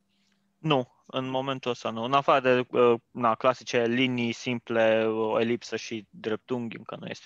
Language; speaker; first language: Romanian; native; Romanian